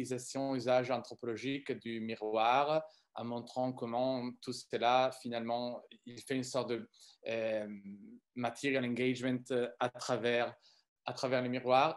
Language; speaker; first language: French; non-native, fluent; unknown